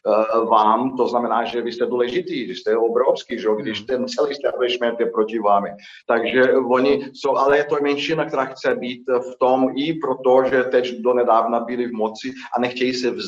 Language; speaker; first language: Czech; non-native, fluent; Portuguese